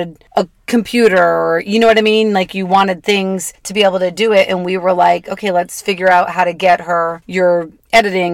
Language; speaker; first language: English; native; English